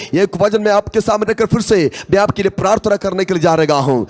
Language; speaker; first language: Hindi; non-native, local second language; Malayalam